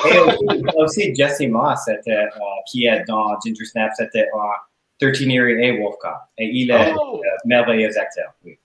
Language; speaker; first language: French; non-native, learner; English